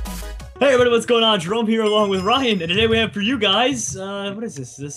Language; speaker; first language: English; native; English